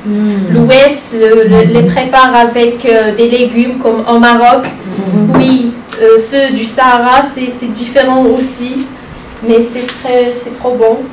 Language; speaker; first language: French; non-native, local second language; Arabic